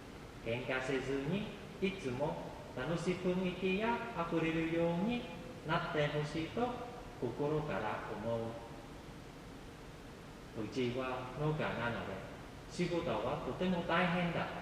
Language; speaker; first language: Japanese; non-native, fluent; Vietnamese